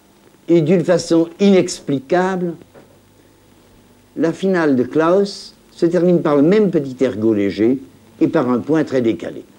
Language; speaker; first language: French; native; French